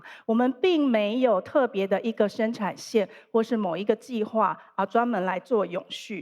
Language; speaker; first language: Chinese; native; Chinese